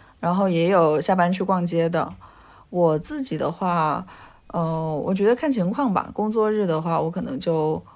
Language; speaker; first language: Chinese; native; Chinese